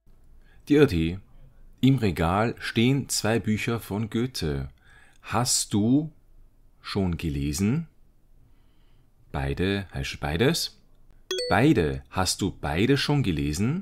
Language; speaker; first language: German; non-native, fluent; Chinese